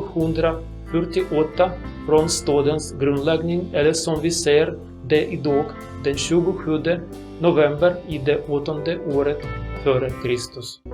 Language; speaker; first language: Swedish; non-native, learner; Russian